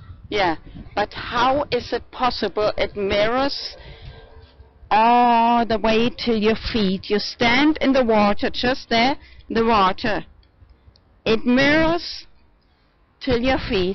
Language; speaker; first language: English; non-native, fluent; German